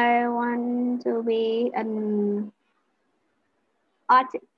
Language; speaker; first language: English; non-native, learner; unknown